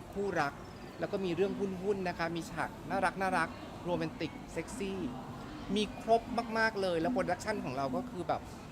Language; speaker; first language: Thai; native; Thai